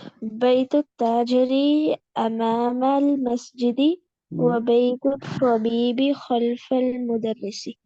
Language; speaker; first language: Arabic; non-native, learner; Urdu